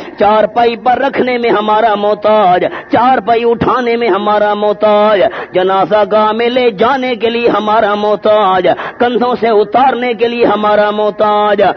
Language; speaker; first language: Urdu; native; Urdu